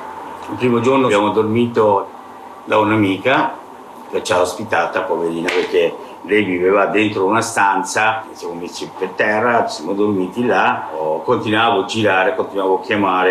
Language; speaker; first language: Italian; non-native, fluent; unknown